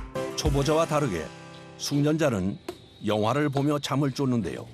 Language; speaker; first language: Korean; native; Korean